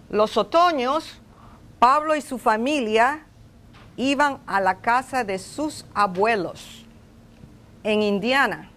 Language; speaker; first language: Spanish; non-native, fluent; English